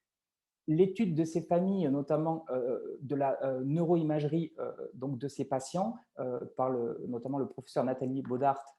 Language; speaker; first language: French; native; French